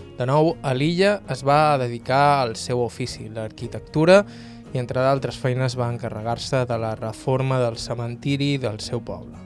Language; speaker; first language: Catalan; native; Catalan